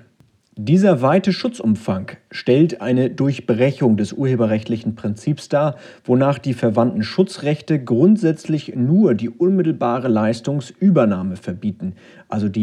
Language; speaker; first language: German; native; German